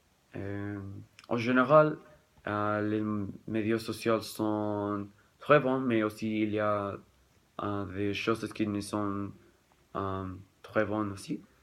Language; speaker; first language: French; non-native, learner; Spanish